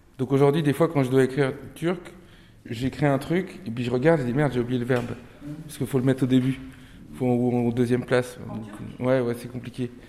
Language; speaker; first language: French; early bilingual, other home language; Turkish